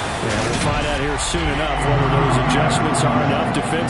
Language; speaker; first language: English; native; English